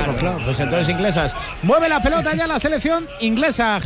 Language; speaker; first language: Spanish; native; Spanish